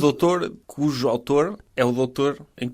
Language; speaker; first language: Portuguese; native; Portuguese